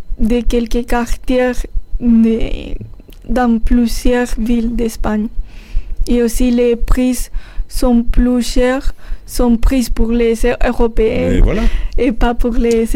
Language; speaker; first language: French; non-native, learner; Spanish